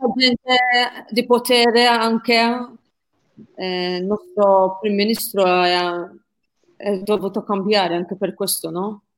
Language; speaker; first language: Italian; non-native, fluent; Maltese